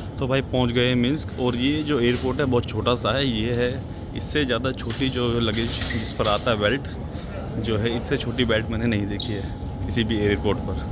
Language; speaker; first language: Hindi; native; Hindi